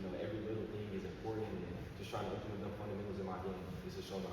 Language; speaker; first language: English; native; English